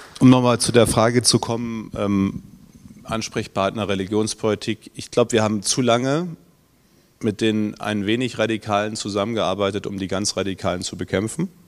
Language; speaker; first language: German; native; German